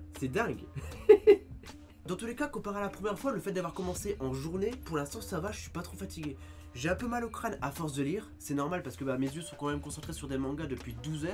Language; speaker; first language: French; native; French